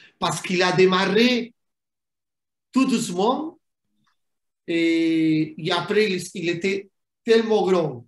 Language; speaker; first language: French; non-native, fluent; Spanish